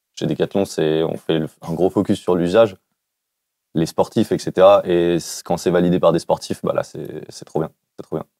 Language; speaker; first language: French; native; French